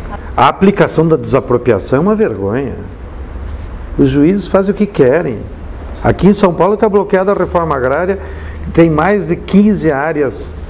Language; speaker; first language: Portuguese; native; Portuguese